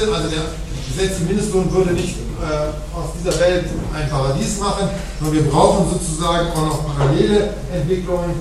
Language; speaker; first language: German; native; German